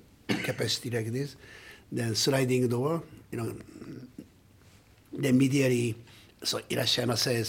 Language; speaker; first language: English; non-native, learner; Japanese